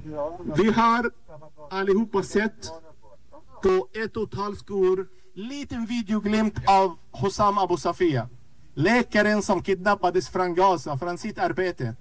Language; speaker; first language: Swedish; non-native, fluent; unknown